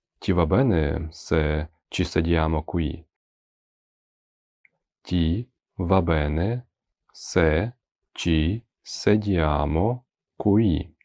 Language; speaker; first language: Italian; non-native, fluent; Ukrainian